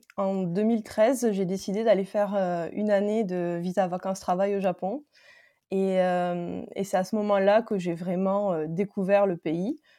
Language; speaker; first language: French; native; French